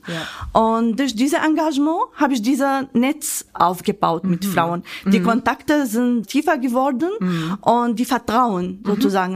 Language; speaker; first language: German; non-native, fluent; Arabic